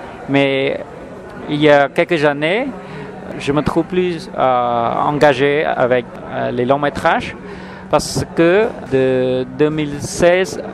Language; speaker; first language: French; non-native, fluent; Khmer